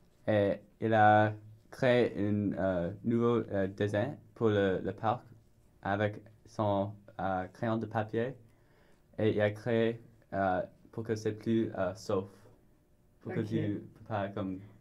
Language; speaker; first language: French; non-native, learner; English